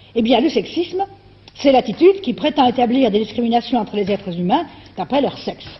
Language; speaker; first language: French; native; French